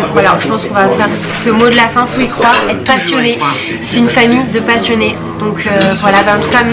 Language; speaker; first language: French; native; French